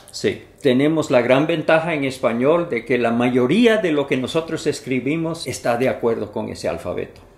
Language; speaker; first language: Spanish; non-native, fluent; English